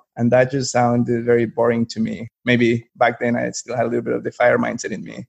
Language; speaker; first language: English; non-native, fluent; Spanish